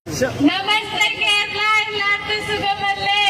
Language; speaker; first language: Malayalam; non-native, learner; Hindi